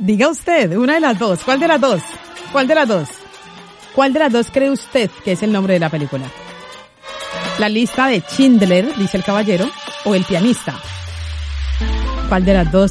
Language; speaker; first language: Spanish; native; Spanish